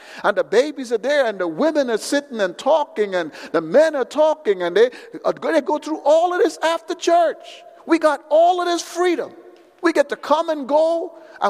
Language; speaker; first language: English; native; English